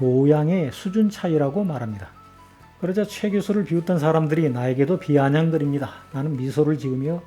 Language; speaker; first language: Korean; native; Korean